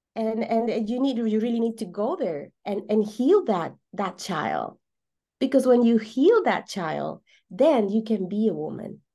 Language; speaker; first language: English; non-native, fluent; Spanish